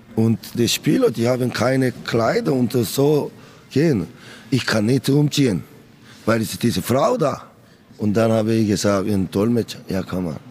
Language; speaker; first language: German; non-native, learner; Korean